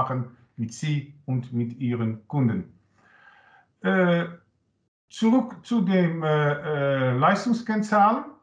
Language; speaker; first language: German; non-native, learner; Dutch